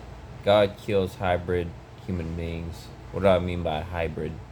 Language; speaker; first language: English; native; English